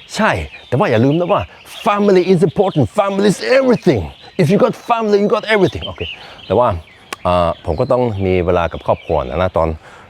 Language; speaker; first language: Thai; non-native, fluent; Norwegian